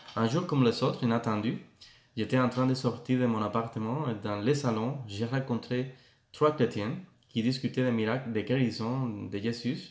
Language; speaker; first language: French; non-native, fluent; Spanish